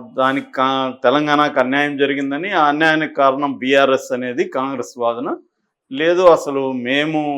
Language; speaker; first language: Telugu; native; Telugu